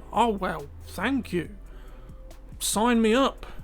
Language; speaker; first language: English; native; English